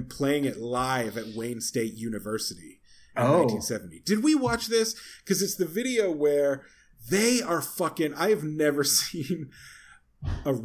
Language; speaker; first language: English; native; English